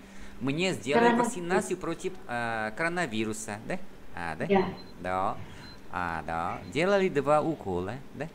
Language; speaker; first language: Russian; non-native, fluent; Vietnamese